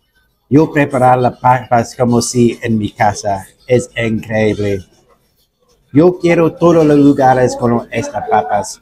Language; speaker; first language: Spanish; non-native, learner; English